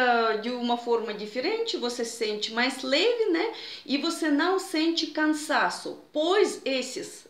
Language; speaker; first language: Portuguese; non-native, fluent; Russian